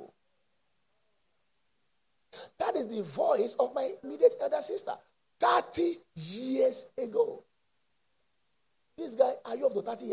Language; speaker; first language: English; non-native, local second language; Yoruba